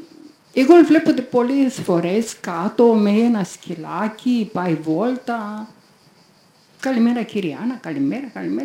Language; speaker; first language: Greek; non-native, learner; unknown